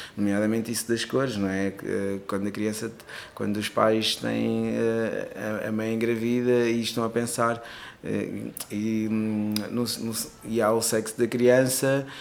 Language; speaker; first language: Portuguese; non-native, local second language; Kabuverdianu